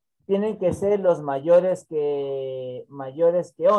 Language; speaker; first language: Spanish; native; Spanish